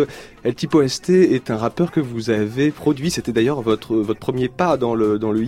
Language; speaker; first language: French; native; French